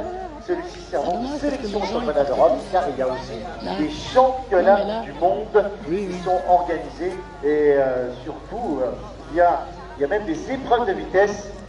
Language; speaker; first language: French; native; French